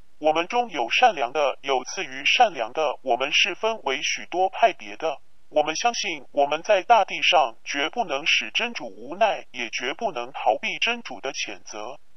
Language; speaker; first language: Chinese; non-native, local second language; Cantonese